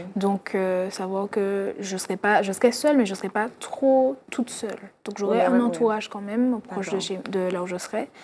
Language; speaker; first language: French; native; French